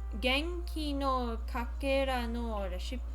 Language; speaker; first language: Japanese; non-native, learner; English